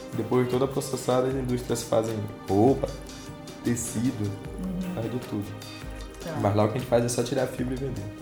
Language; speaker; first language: Portuguese; native; Portuguese